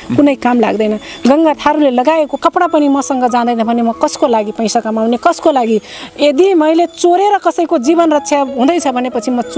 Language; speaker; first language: Nepali; non-native, local second language; Dangaura Tharu